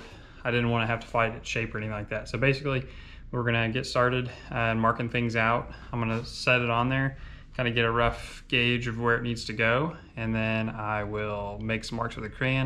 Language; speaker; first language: English; native; English